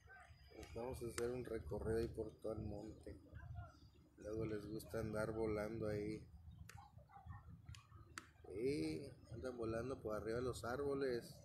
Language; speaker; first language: Spanish; native; Spanish